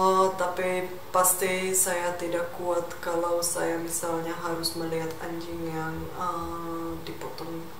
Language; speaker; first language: Indonesian; non-native, fluent; Czech